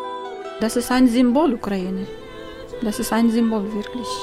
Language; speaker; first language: German; non-native, learner; Ukrainian